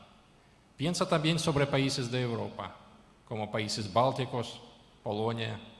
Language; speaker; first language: Spanish; non-native, learner; Ukrainian